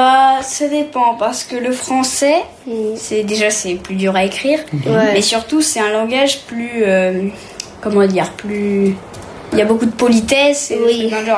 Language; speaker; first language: French; early bilingual, heritage; French